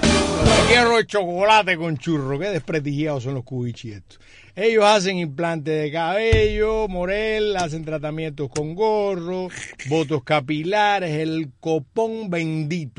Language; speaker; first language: Spanish; native; Spanish